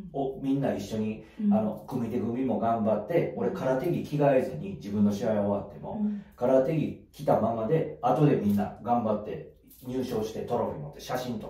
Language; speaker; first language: Japanese; native; Japanese